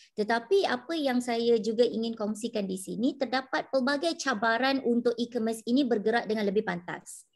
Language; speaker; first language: Malay; native; Malay